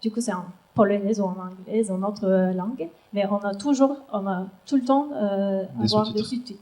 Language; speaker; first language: French; non-native, learner; Turkish